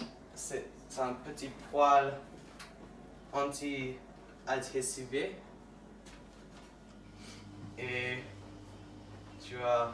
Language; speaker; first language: French; non-native, learner; English